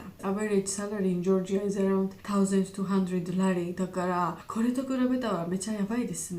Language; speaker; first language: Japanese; non-native, learner; Georgian